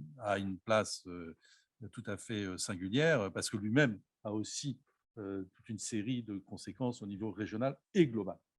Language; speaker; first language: French; native; French